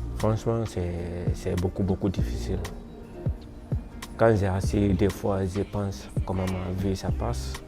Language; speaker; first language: French; non-native, learner; Krio